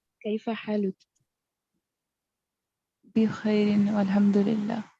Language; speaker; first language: Arabic; non-native, learner; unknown